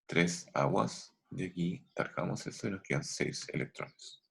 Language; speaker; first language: Spanish; native; Spanish